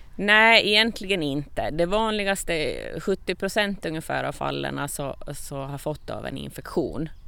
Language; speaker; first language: Swedish; native; Swedish